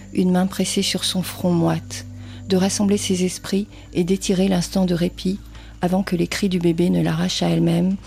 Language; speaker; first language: French; early bilingual, other home language; Vietnamese